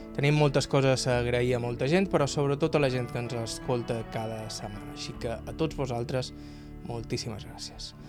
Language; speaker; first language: Catalan; native; Catalan